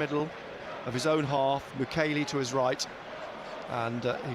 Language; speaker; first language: English; native; English